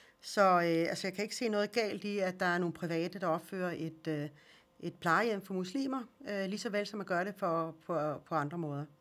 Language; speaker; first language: Danish; early bilingual, other home language; Swedish